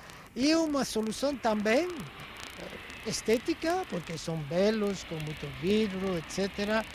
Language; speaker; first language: Portuguese; non-native, fluent; French